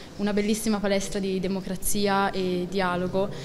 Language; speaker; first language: Italian; native; Italian